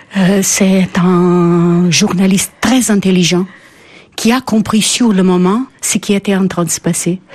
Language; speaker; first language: French; non-native, fluent; Portuguese